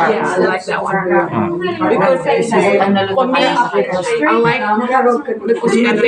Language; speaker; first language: English; non-native, learner; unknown